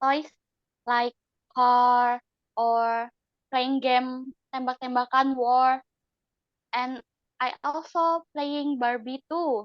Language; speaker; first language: English; non-native, learner; Indonesian